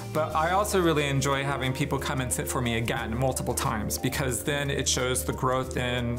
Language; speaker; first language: English; native; English